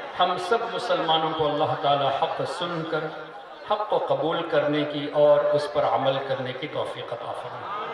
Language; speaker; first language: Urdu; non-native, fluent; Tamil